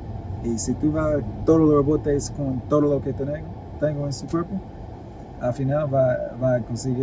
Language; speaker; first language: Spanish; non-native, learner; English